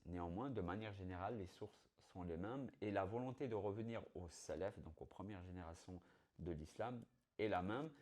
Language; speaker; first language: French; native; French